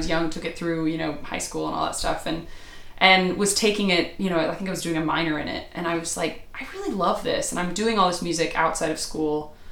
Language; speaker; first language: English; native; English